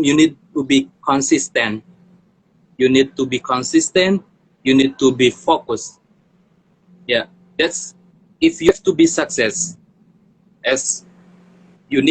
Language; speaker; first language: English; non-native, learner; Indonesian